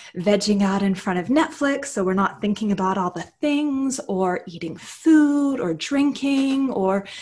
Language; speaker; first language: English; native; English